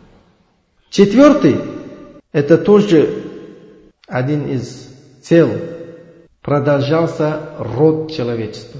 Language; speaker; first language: Russian; non-native, learner; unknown